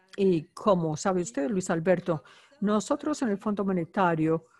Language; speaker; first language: Spanish; non-native, fluent; Bulgarian